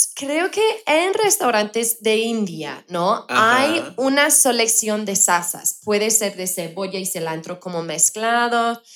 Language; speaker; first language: Spanish; non-native, fluent; English